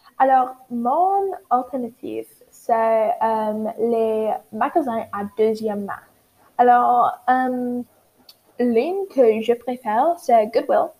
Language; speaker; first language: French; non-native, learner; English